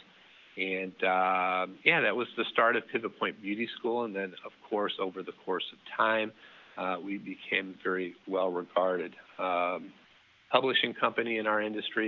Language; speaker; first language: English; early bilingual, other home language; Dutch